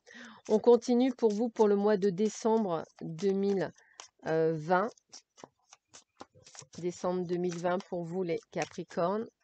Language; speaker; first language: French; native; French